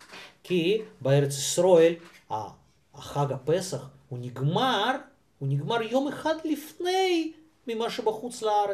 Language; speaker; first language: Hebrew; non-native, fluent; Russian